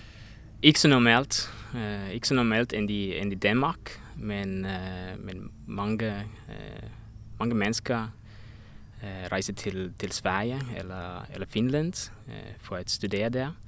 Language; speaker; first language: Danish; non-native, learner; Estonian